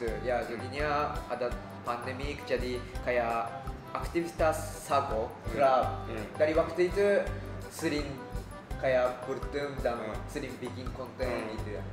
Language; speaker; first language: Indonesian; non-native, fluent; Japanese